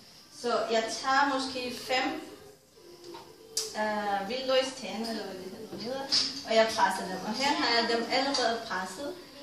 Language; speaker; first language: Danish; non-native, fluent; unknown